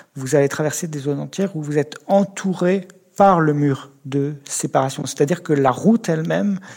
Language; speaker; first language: French; native; French